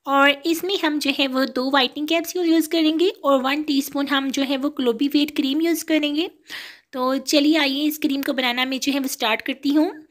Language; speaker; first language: Urdu; native; Urdu